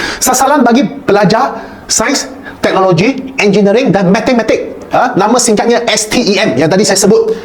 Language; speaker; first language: Malay; non-native, local second language; Chinese